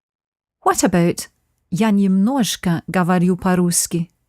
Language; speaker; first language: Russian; non-native, fluent; English